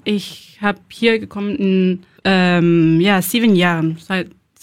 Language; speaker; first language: German; non-native, learner; Spanish